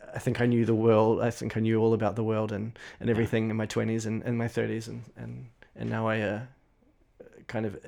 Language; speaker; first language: English; native; English